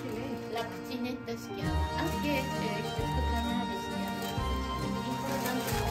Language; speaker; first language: Italian; non-native, learner; Japanese